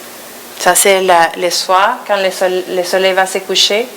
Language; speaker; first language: French; non-native, fluent; Spanish